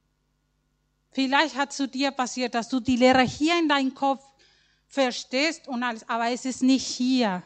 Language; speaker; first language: German; non-native, learner; Spanish